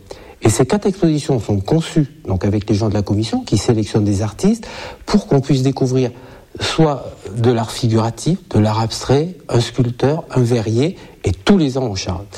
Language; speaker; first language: French; native; French